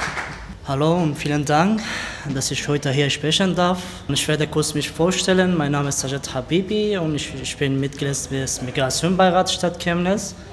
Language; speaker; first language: German; non-native, learner; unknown